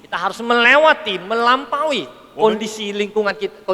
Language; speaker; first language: Indonesian; native; Indonesian